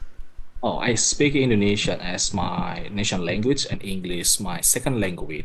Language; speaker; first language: English; non-native, learner; Indonesian